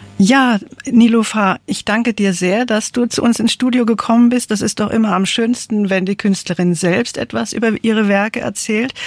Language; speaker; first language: German; native; German